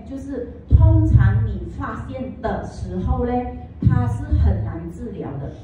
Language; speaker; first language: Chinese; native; Chinese